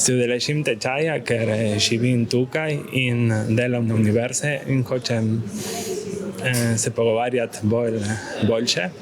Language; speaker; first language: Slovenian; non-native, learner; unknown